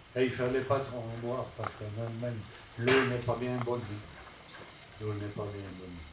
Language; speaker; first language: French; native; French